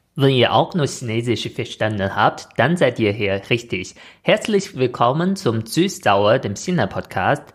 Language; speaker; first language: German; non-native, fluent; Chinese